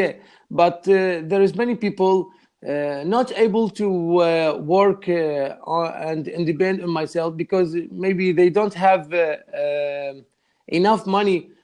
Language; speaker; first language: English; non-native, learner; Arabic